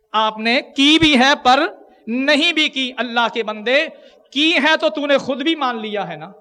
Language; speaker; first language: Urdu; non-native, local second language; Punjabi